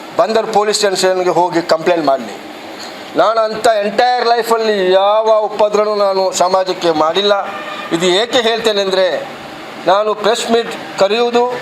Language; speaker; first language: Kannada; non-native, local second language; Badaga